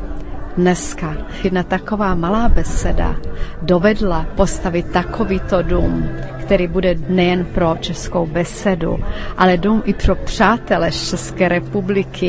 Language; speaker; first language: Czech; early bilingual, heritage; Czech